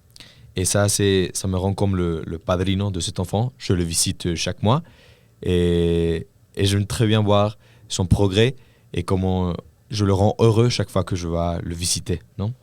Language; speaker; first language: French; non-native, fluent; Spanish